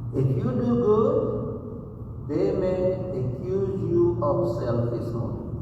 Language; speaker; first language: English; non-native, local second language; Gujarati